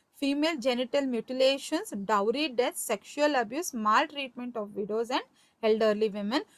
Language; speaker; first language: English; non-native, local second language; Kannada